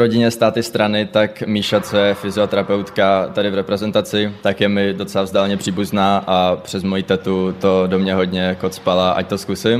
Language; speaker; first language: Czech; native; Czech